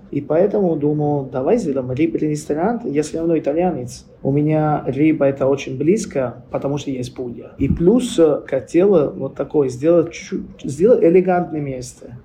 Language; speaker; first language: Russian; non-native, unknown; Italian